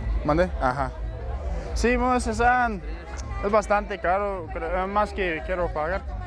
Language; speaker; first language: Spanish; non-native, learner; English